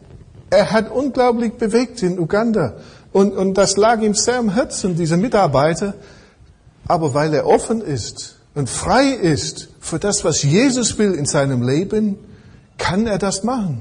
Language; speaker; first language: German; non-native, fluent; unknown